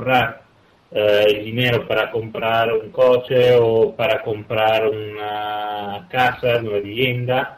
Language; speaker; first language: Spanish; non-native, fluent; Italian